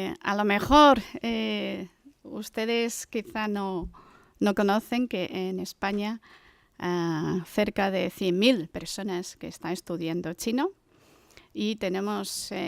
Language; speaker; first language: Spanish; non-native, fluent; Chinese